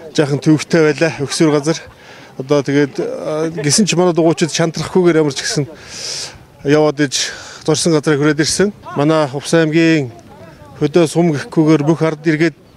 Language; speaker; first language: Mongolian; native; Mongolian